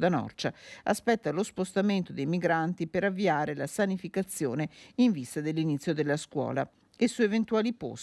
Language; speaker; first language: Italian; native; Italian